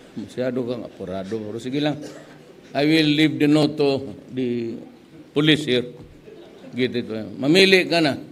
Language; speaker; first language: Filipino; non-native, local second language; Cebuano